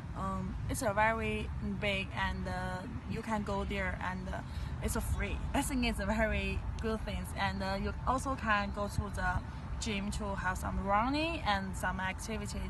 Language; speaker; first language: English; non-native, learner; Chinese